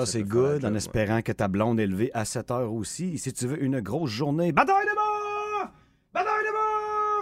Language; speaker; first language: French; native; French